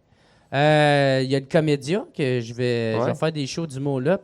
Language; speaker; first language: French; native; French